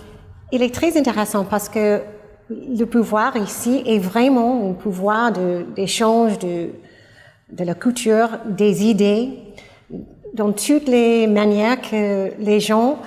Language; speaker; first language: French; non-native, fluent; English